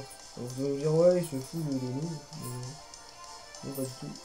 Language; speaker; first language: French; native; French